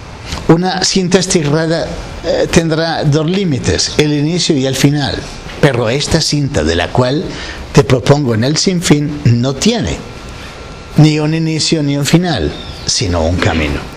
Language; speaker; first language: Spanish; native; Spanish